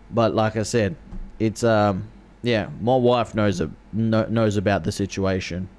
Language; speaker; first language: English; native; English